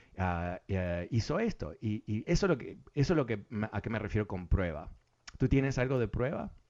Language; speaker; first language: Spanish; early bilingual, other home language; English